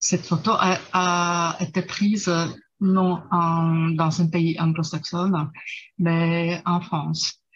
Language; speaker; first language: French; non-native, fluent; Czech